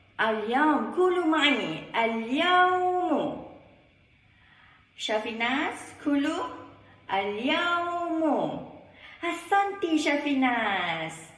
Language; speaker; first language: Arabic; non-native, learner; Malay